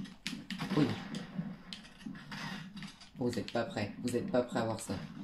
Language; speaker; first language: French; native; French